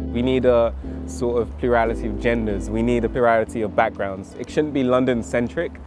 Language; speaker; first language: English; native; English